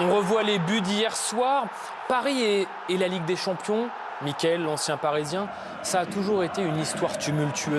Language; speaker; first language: French; native; French